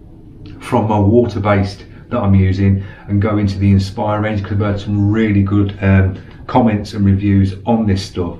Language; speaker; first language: English; native; English